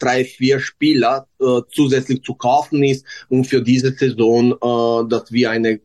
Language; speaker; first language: German; non-native, fluent; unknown